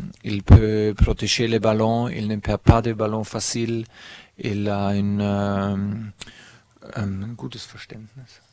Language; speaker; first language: French; non-native, learner; German